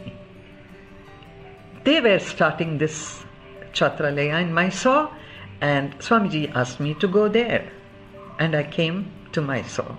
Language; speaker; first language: English; non-native, local second language; Kannada